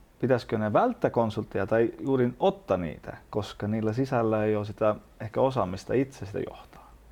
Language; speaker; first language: Finnish; non-native, fluent; Estonian